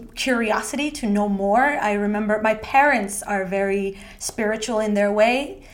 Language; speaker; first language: English; non-native, fluent; Spanish